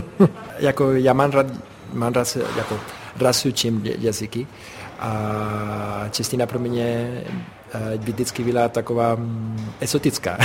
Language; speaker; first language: Czech; non-native, fluent; Spanish